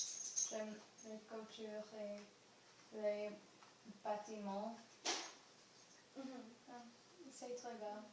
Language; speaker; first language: French; non-native, learner; English